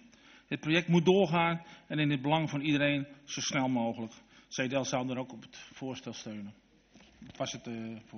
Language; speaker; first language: Dutch; native; Dutch